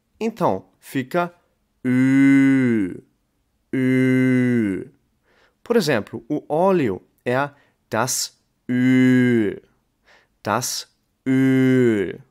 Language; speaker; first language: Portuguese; non-native, fluent; German